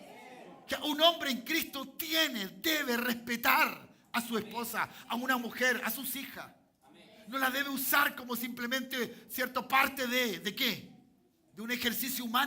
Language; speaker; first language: Spanish; native; Spanish